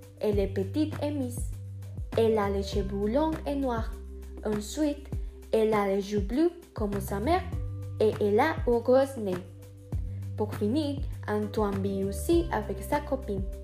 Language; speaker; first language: French; non-native, learner; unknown